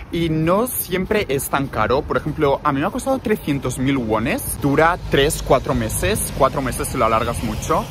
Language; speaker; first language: Spanish; native; Spanish